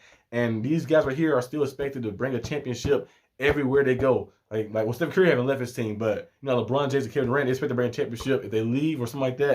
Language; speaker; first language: English; native; English